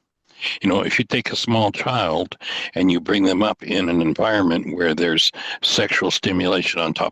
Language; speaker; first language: English; native; English